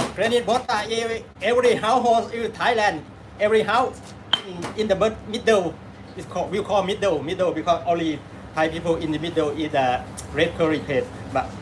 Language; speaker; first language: English; non-native, learner; Thai